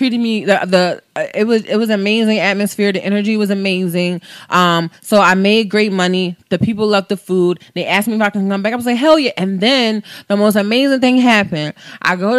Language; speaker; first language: English; native; English